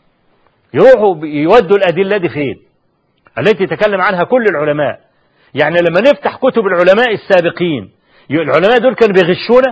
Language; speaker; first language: Arabic; native; Arabic